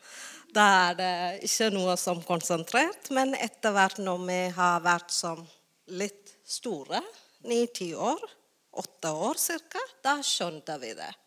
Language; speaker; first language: Norwegian; non-native, learner; Tamil